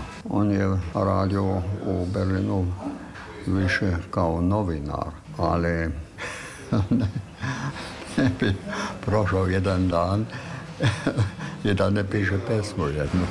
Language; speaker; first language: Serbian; non-native, fluent; German